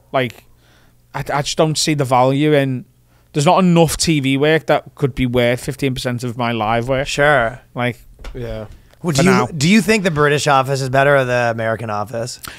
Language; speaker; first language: English; native; English